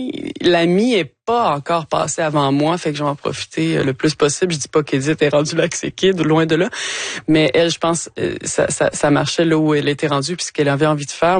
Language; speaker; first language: French; native; French